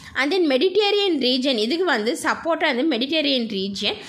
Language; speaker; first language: English; non-native, local second language; Tamil